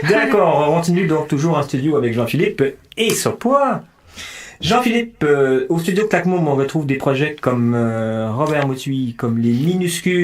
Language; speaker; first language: French; native; French